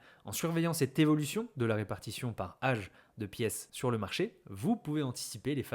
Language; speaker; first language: French; native; French